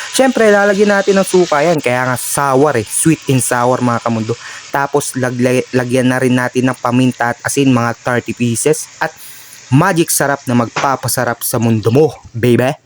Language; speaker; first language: Filipino; native; Filipino